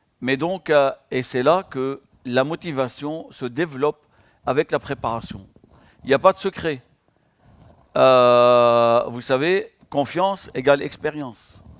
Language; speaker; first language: French; non-native, local second language; Arabic